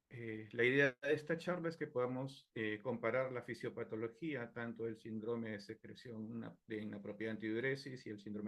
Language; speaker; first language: Spanish; native; Spanish